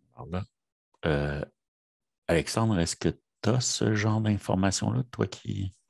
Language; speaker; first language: French; native; French